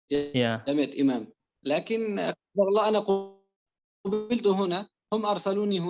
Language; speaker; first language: Arabic; non-native, fluent; Persian